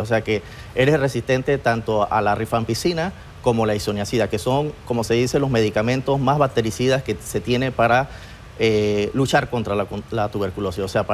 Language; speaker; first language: Spanish; native; Spanish